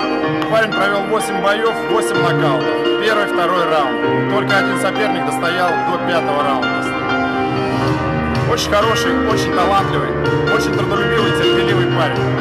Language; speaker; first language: Russian; native; Russian